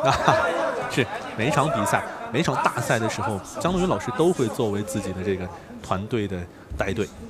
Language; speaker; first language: Chinese; native; Chinese